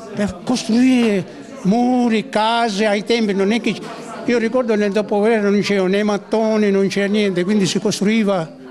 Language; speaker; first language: Italian; native; Italian